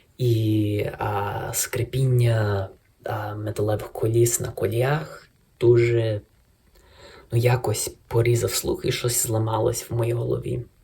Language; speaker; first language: Ukrainian; early bilingual, heritage; Ukrainian